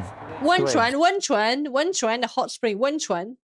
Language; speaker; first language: English; non-native, fluent; Japanese